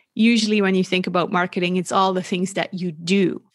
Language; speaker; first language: English; non-native, fluent; German